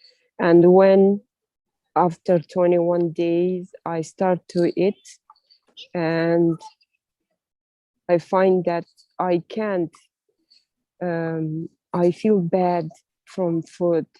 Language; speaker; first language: English; non-native, learner; Russian